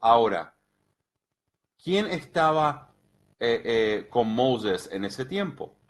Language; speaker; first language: Spanish; early bilingual, heritage; Spanish